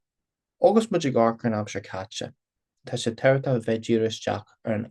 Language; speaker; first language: Irish; non-native, local second language; English